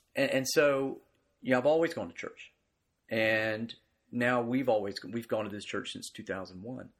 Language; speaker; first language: English; native; English